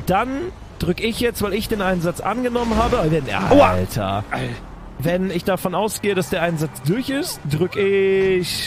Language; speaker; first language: German; native; German